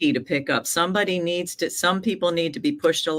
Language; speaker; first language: English; native; English